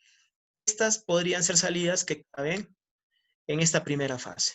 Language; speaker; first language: Spanish; native; Spanish